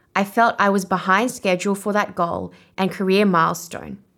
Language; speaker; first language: English; non-native, local second language; Vietnamese